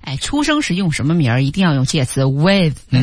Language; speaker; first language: Chinese; native; Chinese